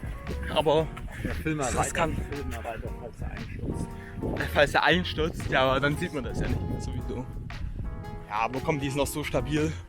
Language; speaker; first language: German; native; German